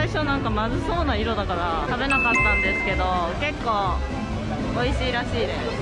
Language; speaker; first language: Japanese; native; Japanese